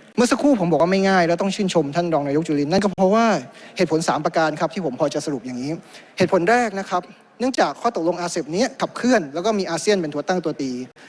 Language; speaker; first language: Thai; native; Thai